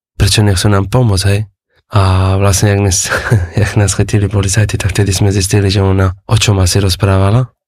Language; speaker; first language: Slovak; non-native, fluent; Persian